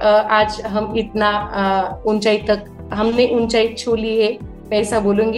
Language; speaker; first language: Hindi; native; Hindi